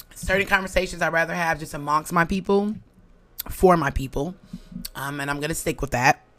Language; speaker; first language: English; native; English